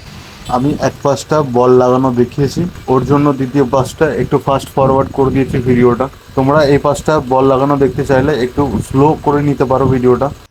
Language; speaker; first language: Bangla; native; Bangla